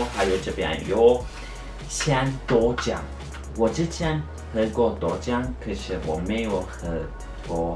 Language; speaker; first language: Chinese; non-native, learner; Turkish